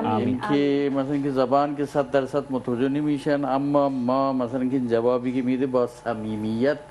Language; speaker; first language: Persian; non-native, fluent; Urdu